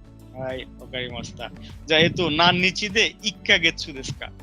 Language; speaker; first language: Japanese; non-native, fluent; Bangla